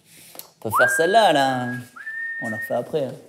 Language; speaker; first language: French; native; French